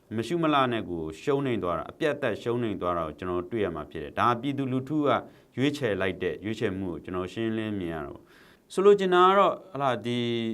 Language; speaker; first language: Burmese; native; Burmese